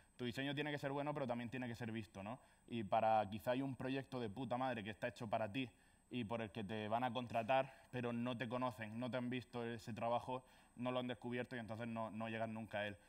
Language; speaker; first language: Spanish; native; Spanish